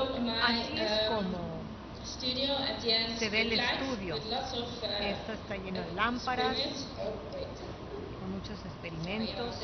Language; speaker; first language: Spanish; non-native, fluent; Dutch